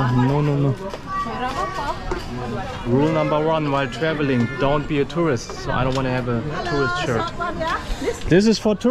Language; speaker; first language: English; non-native, fluent; German